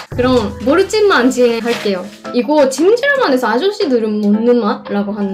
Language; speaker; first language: Korean; non-native, fluent; Japanese